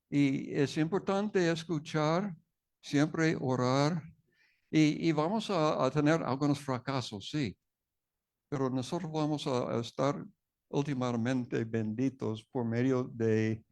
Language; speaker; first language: Spanish; non-native, fluent; English